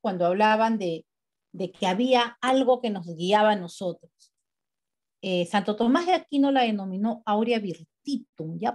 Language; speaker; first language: Spanish; native; Spanish